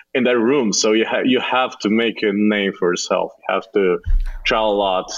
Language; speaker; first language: English; non-native, fluent; Slovenian